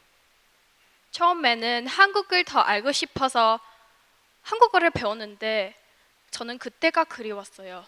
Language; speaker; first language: Korean; non-native, fluent; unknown